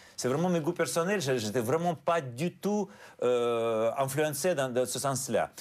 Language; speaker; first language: French; non-native, fluent; Russian